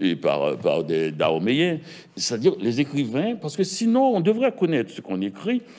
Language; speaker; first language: French; native; French